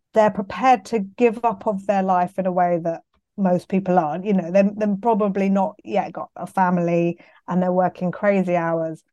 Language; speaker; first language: English; native; English